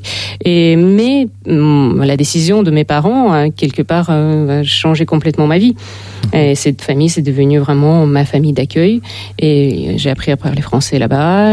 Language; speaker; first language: French; non-native, fluent; Russian